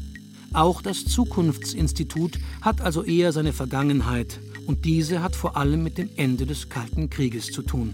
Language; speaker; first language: German; native; German